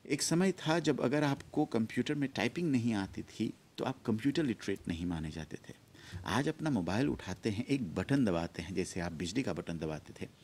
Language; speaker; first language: Hindi; early bilingual, heritage; Hindi